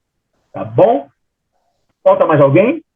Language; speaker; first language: Portuguese; native; Portuguese